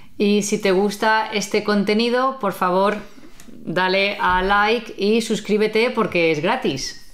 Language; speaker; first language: Spanish; native; Spanish